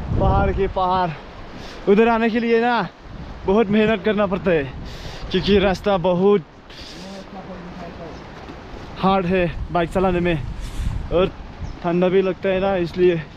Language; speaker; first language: Hindi; non-native, local second language; Bodo